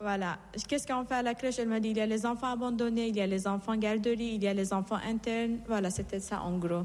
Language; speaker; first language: French; non-native, fluent; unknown